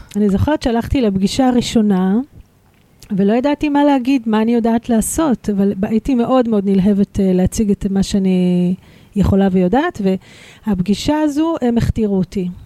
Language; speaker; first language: Hebrew; early bilingual, other home language; Russian